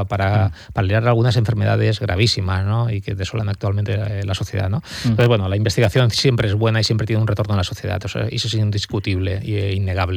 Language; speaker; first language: Spanish; native; Spanish